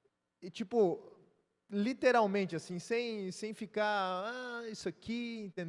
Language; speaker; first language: Portuguese; native; Portuguese